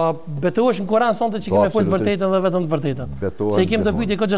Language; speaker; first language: Albanian; native; Albanian